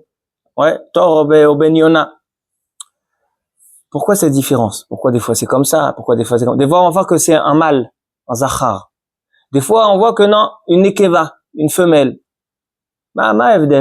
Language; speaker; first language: French; native; French